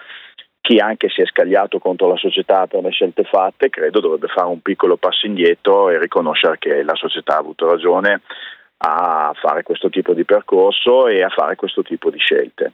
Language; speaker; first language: Italian; native; Italian